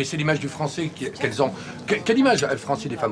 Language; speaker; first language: French; native; French